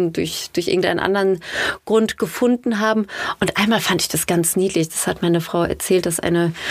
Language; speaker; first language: German; native; German